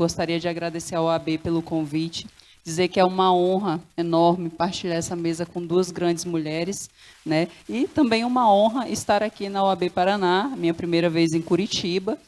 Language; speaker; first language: Portuguese; non-native, local second language; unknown